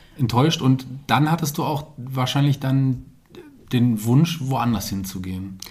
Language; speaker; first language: German; native; German